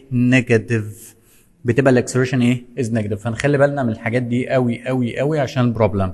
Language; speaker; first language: Arabic; native; Arabic